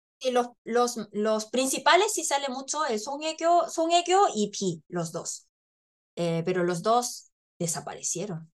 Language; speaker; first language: Spanish; non-native, fluent; Korean